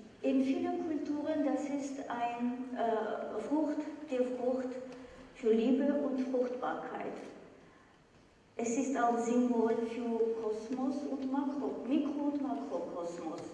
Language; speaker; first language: German; non-native, fluent; Armenian